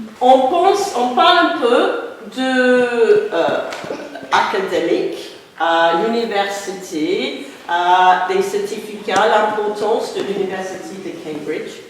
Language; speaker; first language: French; non-native, fluent; English